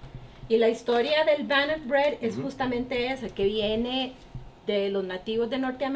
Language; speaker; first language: Spanish; native; Spanish